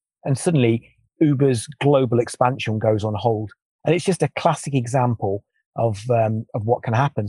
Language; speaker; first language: English; native; English